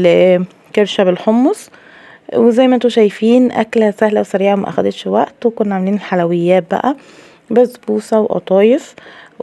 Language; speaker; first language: Arabic; native; Arabic